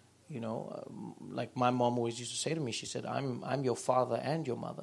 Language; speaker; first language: English; native; English